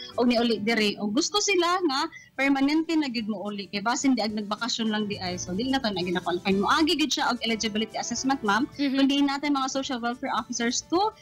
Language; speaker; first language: Cebuano; native; Cebuano